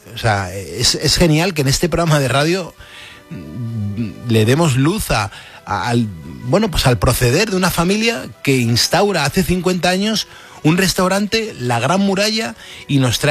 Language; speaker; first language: Spanish; native; Spanish